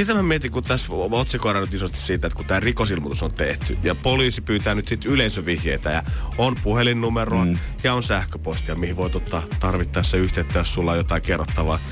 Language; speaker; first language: Finnish; native; Finnish